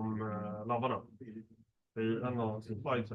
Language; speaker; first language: Swedish; native; Swedish